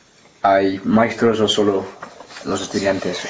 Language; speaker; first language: Spanish; non-native, learner; English